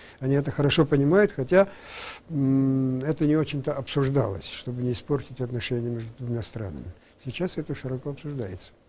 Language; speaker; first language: Russian; non-native, local second language; Crimean Tatar